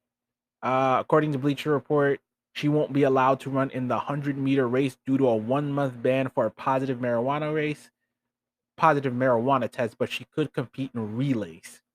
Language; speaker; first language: English; native; English